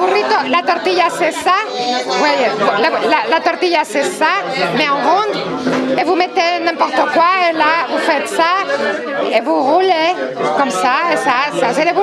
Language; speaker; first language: French; non-native, fluent; Spanish